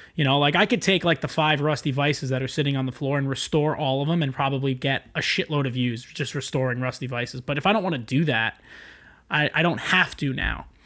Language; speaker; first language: English; native; English